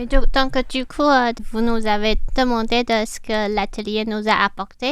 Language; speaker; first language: French; non-native, fluent; Chinese